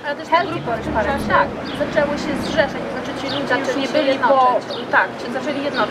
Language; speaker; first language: Polish; native; Polish